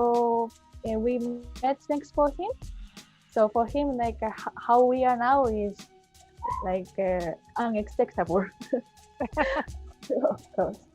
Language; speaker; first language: English; non-native, fluent; Japanese